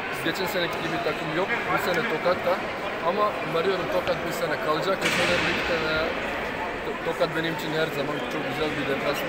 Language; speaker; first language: Turkish; non-native, learner; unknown